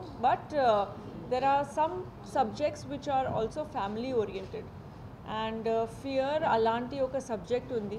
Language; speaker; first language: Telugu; non-native, fluent; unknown